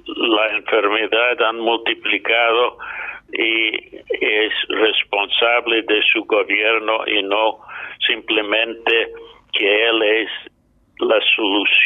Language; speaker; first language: Spanish; non-native, fluent; English